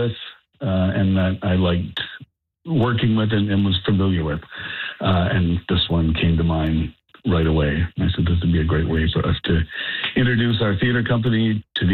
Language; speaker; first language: English; native; English